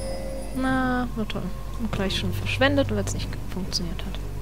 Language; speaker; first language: German; native; German